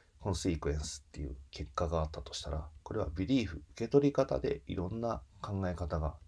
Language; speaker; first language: Japanese; native; Japanese